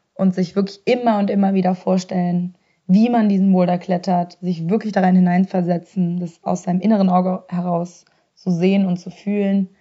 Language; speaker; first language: German; native; German